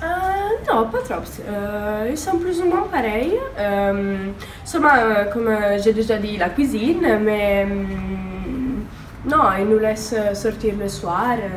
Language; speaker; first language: French; non-native, learner; Italian